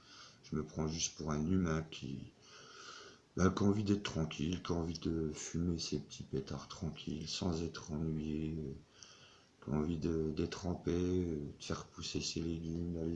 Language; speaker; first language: French; native; French